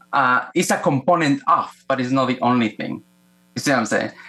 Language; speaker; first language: English; non-native, fluent; Spanish